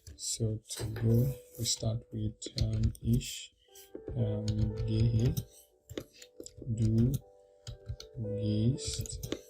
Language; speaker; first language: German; non-native, learner; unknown